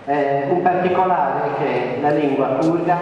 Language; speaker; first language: Italian; non-native, fluent; Central Kurdish